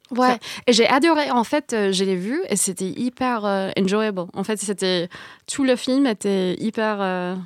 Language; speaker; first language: French; non-native, fluent; English